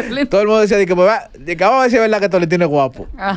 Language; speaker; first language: Spanish; native; Spanish